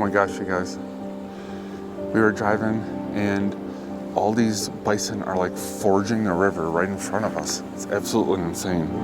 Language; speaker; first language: English; native; English